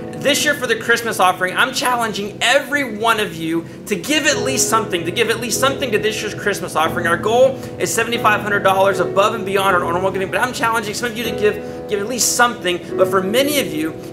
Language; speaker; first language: English; native; English